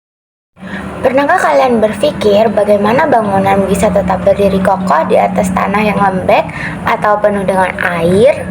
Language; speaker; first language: Indonesian; native; Indonesian